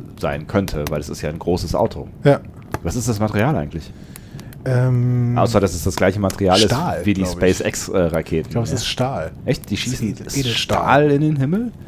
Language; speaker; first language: German; native; German